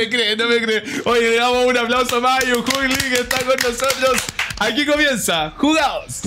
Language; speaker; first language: Spanish; native; Spanish